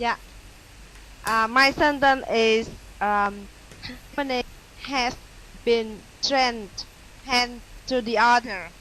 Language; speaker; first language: English; non-native, learner; Vietnamese